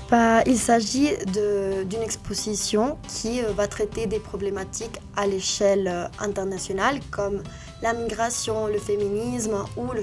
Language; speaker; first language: French; non-native, fluent; Spanish